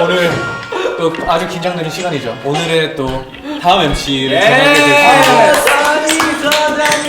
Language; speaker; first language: Korean; native; Korean